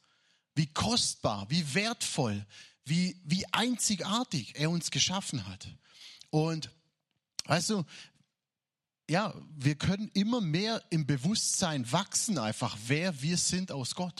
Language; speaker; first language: German; native; German